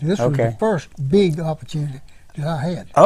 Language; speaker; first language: English; native; English